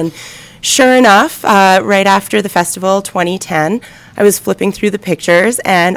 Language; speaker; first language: English; native; English